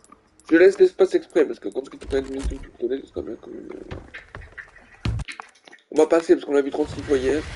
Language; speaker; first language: French; native; French